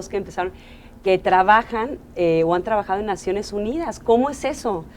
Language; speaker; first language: Spanish; native; Spanish